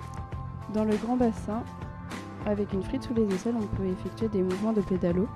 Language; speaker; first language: French; native; French